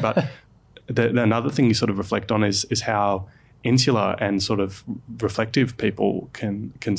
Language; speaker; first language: English; native; English